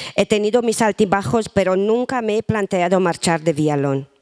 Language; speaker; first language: Spanish; non-native, fluent; Romanian